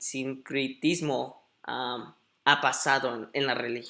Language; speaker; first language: Spanish; early bilingual, heritage; Spanish